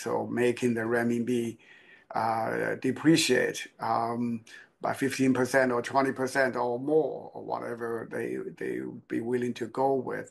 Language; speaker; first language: English; non-native, fluent; Chinese